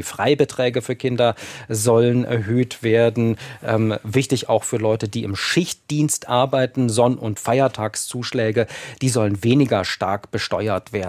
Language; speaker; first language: German; native; German